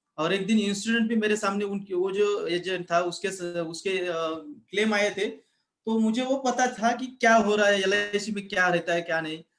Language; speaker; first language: Hindi; non-native, local second language; Marathi